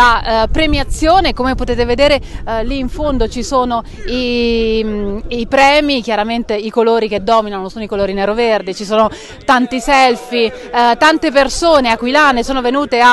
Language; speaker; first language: Italian; native; Italian